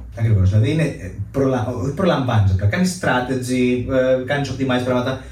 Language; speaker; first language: Greek; native; Greek